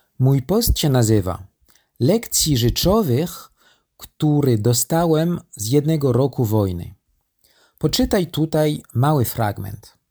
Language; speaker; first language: Polish; non-native, learner; French